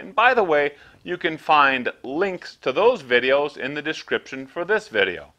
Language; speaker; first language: English; native; English